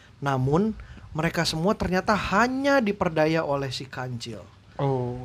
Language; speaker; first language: Indonesian; native; Indonesian